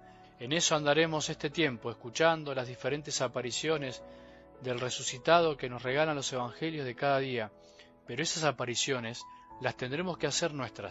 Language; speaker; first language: Spanish; native; Spanish